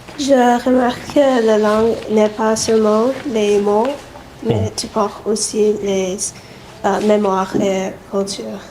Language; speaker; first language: French; non-native, local second language; Chinese